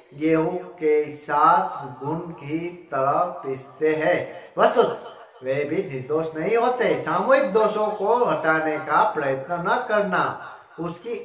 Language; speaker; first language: Hindi; non-native, local second language; Gujarati